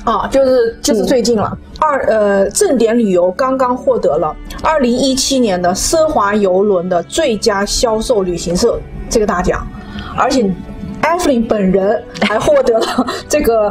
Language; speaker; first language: Chinese; native; Chinese